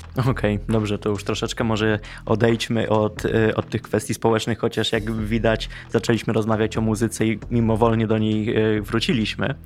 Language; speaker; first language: Polish; native; Polish